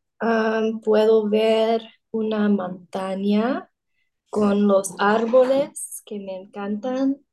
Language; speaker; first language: Spanish; non-native, learner; English